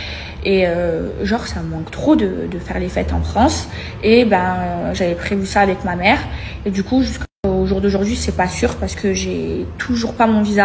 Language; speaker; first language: French; native; French